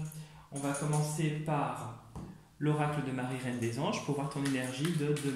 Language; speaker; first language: French; native; French